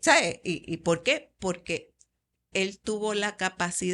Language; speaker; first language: Spanish; native; Spanish